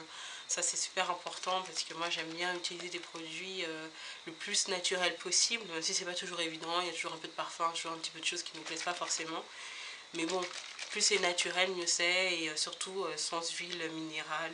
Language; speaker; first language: French; native; French